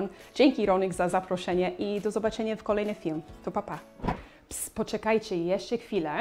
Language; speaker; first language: Polish; non-native, learner; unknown